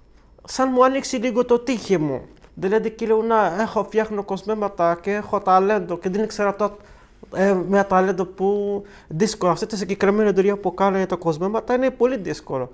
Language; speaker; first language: Greek; early bilingual, other home language; Arabic